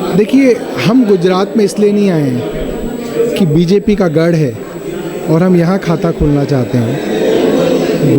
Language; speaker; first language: Hindi; native; Hindi